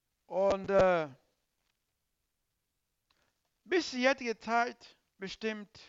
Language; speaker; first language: German; non-native, learner; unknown